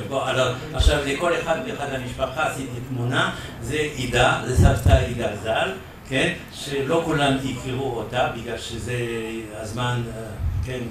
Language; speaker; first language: Hebrew; non-native, fluent; French